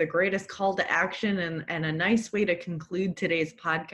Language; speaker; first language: English; native; English